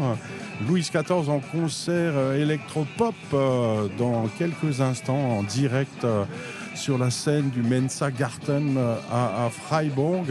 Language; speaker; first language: French; native; French